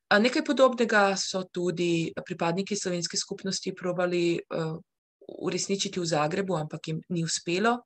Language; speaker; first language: Slovenian; early bilingual, heritage; Slovenian